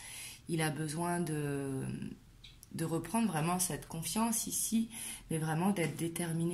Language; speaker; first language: French; native; French